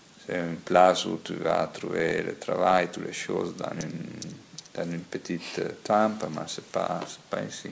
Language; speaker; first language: French; non-native, fluent; Italian